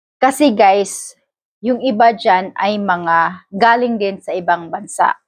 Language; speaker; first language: Filipino; non-native, local second language; Cebuano